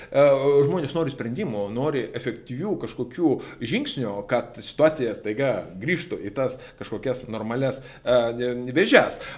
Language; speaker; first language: Lithuanian; non-native, local second language; Russian